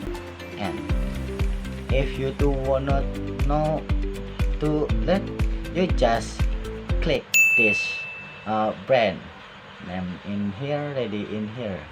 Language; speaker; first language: English; non-native, learner; Indonesian